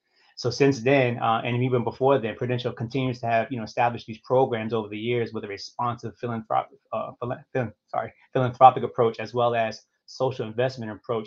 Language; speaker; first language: English; native; English